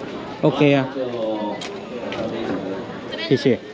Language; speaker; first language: Chinese; non-native, fluent; Vietnamese